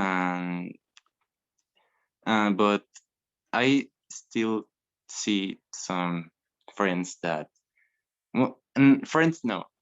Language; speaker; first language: English; non-native, learner; Spanish